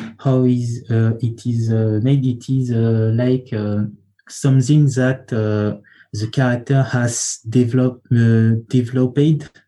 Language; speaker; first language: English; non-native, learner; French